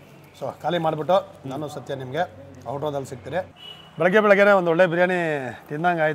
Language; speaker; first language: Kannada; native; Kannada